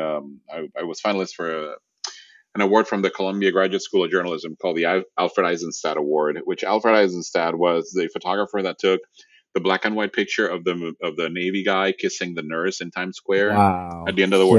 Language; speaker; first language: English; non-native, fluent; Spanish